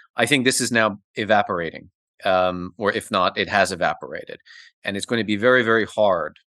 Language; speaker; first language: English; native; English